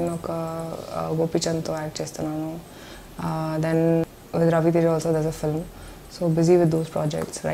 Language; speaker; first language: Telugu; non-native, learner; Hindi